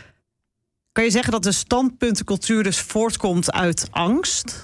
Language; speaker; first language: Dutch; native; Dutch